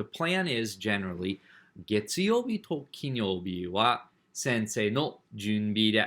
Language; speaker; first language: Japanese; non-native, fluent; English